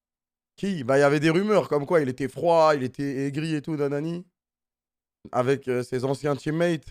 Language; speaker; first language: French; native; French